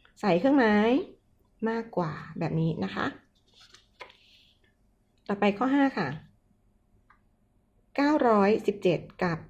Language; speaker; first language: Thai; native; Thai